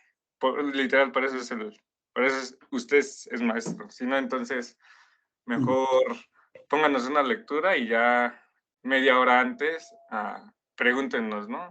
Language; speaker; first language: Spanish; native; Spanish